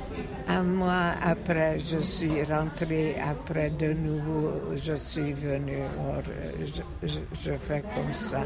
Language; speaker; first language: French; non-native, fluent; Hungarian